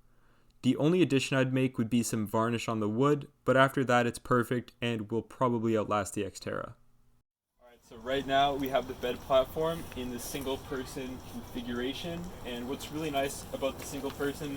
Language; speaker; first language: English; native; English